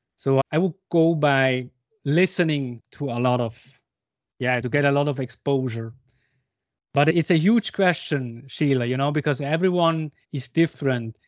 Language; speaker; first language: English; non-native, fluent; Swiss German